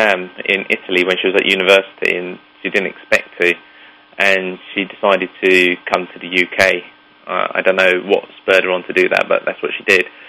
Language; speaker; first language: English; native; English